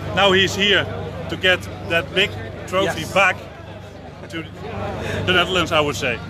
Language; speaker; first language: English; non-native, fluent; Dutch